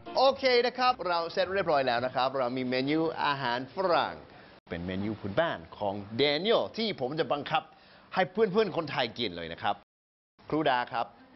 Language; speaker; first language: Thai; non-native, fluent; English